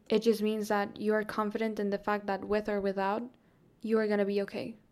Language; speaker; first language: English; non-native, fluent; Spanish